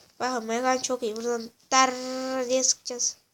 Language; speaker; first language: Turkish; native; Turkish